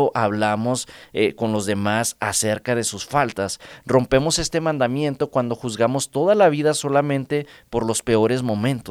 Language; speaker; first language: Spanish; native; Spanish